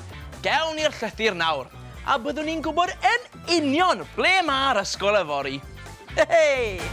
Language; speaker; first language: Welsh; native; Welsh